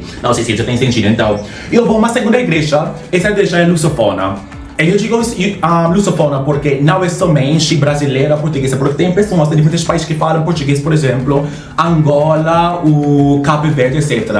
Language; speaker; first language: Portuguese; non-native, fluent; Jamaican Creole English